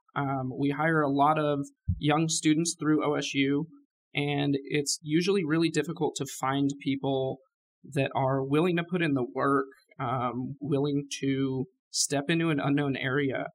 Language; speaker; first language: English; native; English